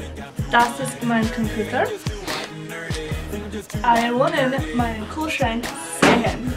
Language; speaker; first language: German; non-native, learner; English